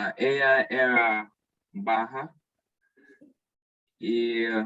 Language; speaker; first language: Spanish; non-native, learner; English